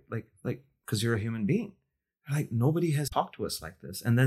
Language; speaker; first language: English; non-native, local second language; Urdu